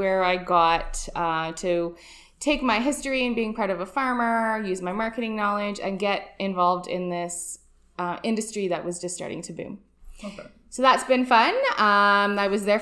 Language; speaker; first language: English; native; English